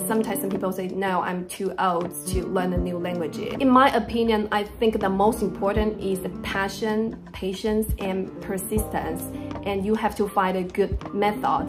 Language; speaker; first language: English; non-native, fluent; Chinese